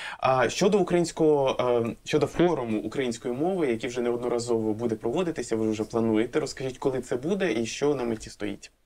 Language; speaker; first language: Ukrainian; native; Ukrainian